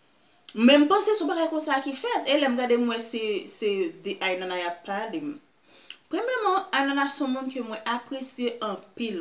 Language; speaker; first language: French; non-native, local second language; Haitian Creole